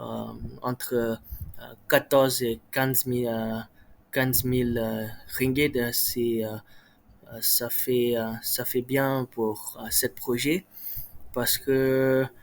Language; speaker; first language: French; non-native, learner; Malay